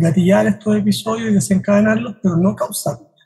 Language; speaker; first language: Spanish; native; Spanish